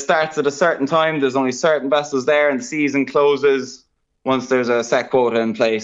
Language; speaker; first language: English; native; English